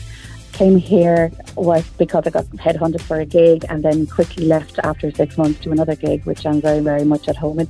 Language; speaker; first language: English; native; English